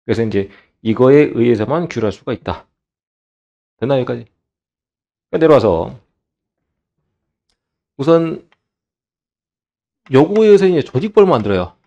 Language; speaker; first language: Korean; native; Korean